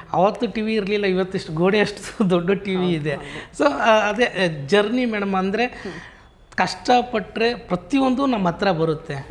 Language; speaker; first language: Kannada; native; Kannada